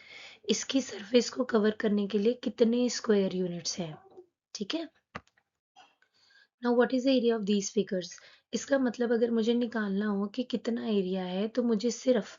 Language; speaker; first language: Hindi; native; Hindi